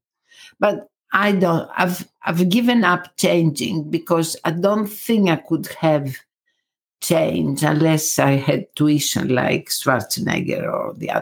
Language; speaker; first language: English; non-native, fluent; Greek